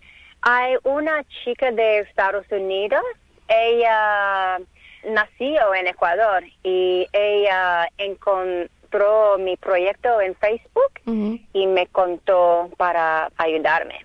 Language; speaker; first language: Spanish; non-native, learner; English